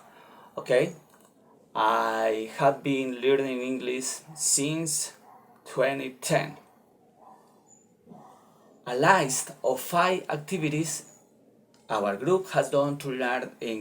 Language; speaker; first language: English; non-native, learner; Spanish